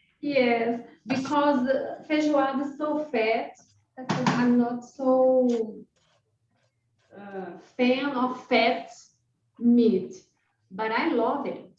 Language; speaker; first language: English; non-native, learner; Portuguese